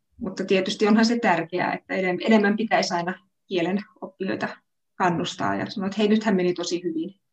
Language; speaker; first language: Finnish; native; Finnish